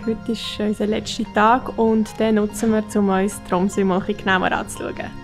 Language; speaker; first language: German; native; German